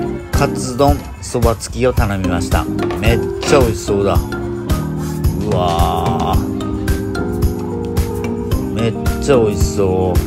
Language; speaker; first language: Japanese; native; Japanese